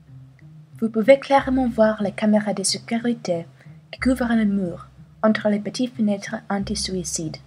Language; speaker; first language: French; non-native, learner; English